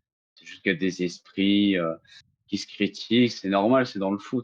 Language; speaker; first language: French; native; French